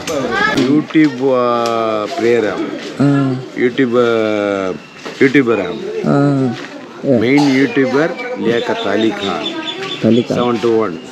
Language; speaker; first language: Hindi; non-native, local second language; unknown